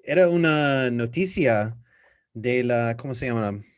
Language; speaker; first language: Spanish; non-native, learner; English